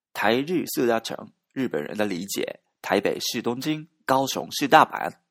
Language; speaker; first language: Chinese; non-native, learner; Japanese